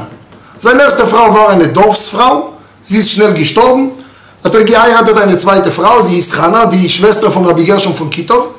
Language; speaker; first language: German; non-native, fluent; Hebrew